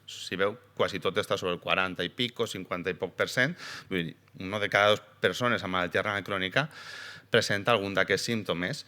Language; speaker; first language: Catalan; native; Catalan